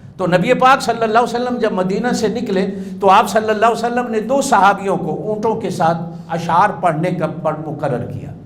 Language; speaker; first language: Urdu; native; Urdu